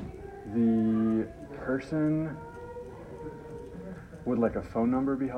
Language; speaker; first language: English; native; English